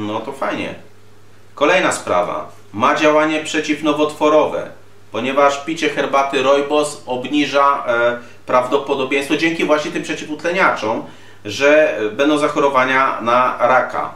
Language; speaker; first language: Polish; native; Polish